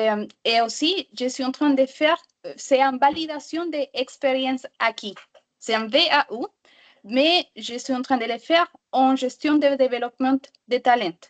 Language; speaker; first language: French; non-native, learner; Spanish